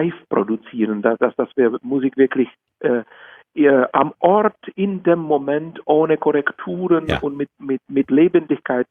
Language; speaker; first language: German; non-native, fluent; Czech